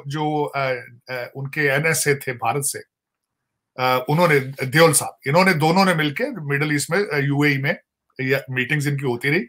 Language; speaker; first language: Urdu; non-native, local second language; Punjabi